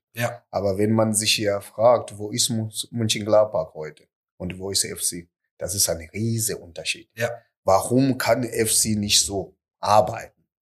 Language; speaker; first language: German; non-native, fluent; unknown